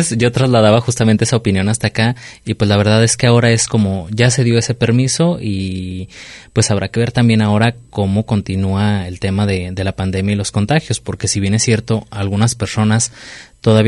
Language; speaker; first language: Spanish; native; Spanish